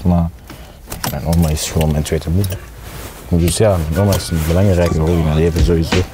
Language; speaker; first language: Dutch; early bilingual, other home language; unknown